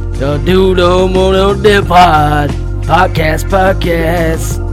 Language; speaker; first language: English; native; English